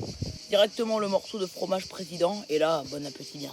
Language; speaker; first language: French; native; French